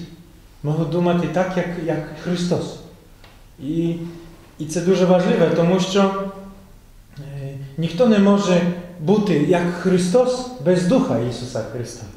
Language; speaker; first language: Ukrainian; non-native, fluent; Polish